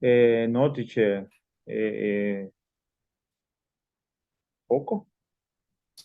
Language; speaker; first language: English; non-native, learner; Spanish